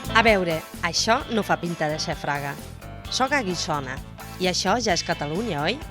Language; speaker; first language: Catalan; non-native, fluent; German